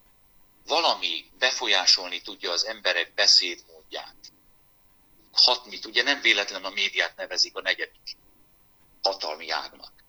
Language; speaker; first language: Hungarian; native; Hungarian